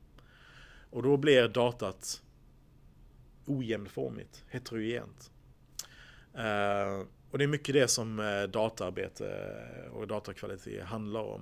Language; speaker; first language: Swedish; native; Swedish